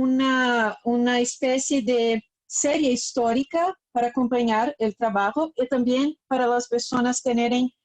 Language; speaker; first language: Spanish; non-native, fluent; Portuguese